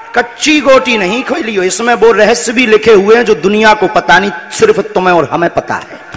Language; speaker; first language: Hindi; native; Hindi